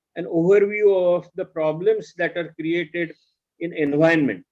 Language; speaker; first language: English; non-native, local second language; Marathi